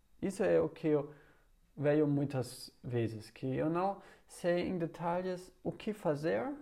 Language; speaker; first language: Portuguese; non-native, learner; German